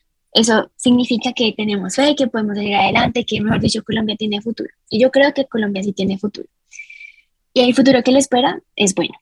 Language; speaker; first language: Spanish; native; Spanish